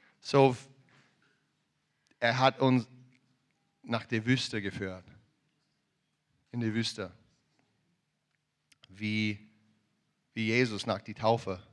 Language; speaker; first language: German; non-native, learner; English